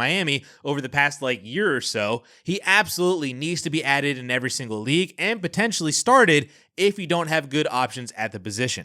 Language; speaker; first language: English; native; English